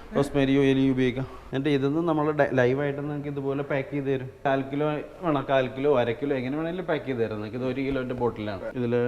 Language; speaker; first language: Malayalam; native; Malayalam